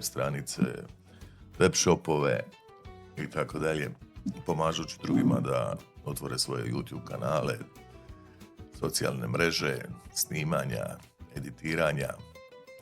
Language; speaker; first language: Bosnian; native; Bosnian